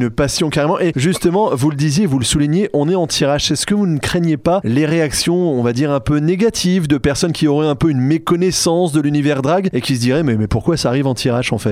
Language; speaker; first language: French; native; French